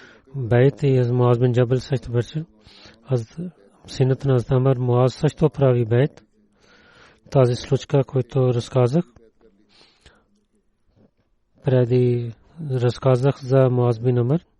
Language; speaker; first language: Bulgarian; non-native, learner; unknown